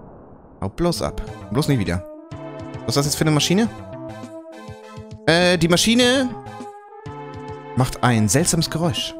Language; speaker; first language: German; native; German